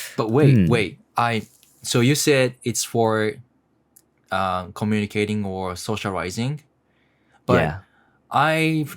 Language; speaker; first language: English; non-native, learner; Japanese